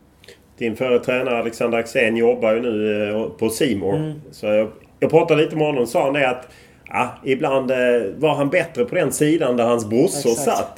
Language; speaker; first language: Swedish; native; Swedish